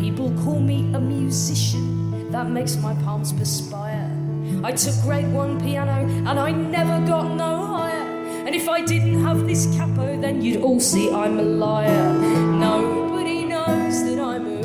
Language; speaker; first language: English; native; English